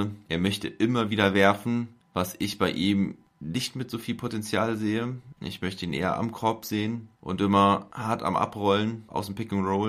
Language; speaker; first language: German; native; German